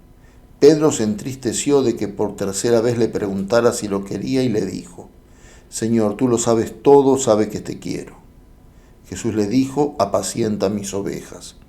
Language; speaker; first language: Spanish; native; Spanish